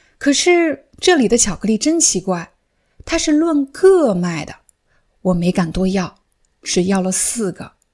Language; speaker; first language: Chinese; native; Chinese